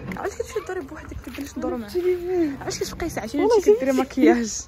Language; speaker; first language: Arabic; native; Arabic